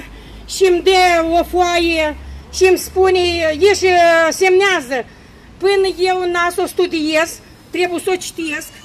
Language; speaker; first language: Romanian; non-native, local second language; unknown